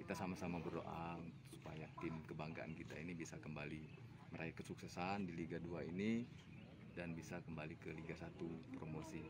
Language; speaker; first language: Indonesian; native; Indonesian